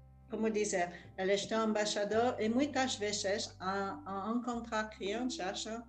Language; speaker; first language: Portuguese; non-native, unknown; French